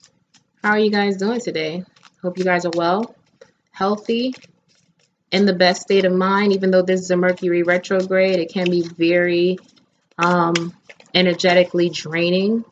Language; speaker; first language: English; native; English